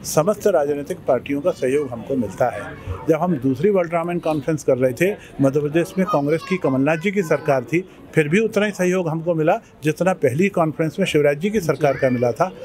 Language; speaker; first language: Hindi; native; Hindi